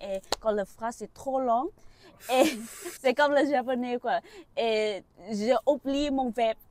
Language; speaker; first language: French; non-native, learner; Vietnamese